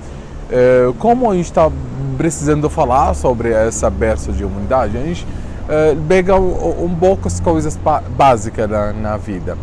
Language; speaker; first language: Portuguese; non-native, fluent; Arabic